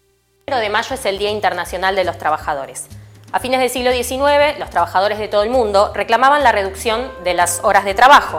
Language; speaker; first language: Spanish; native; Spanish